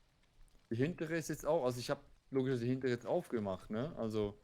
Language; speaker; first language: German; native; German